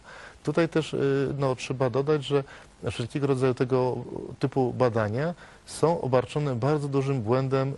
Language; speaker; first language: Polish; native; Polish